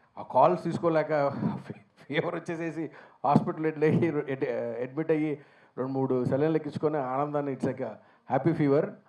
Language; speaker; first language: Telugu; native; Telugu